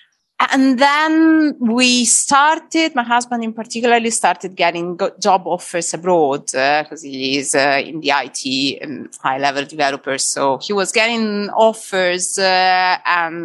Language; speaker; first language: English; non-native, fluent; Italian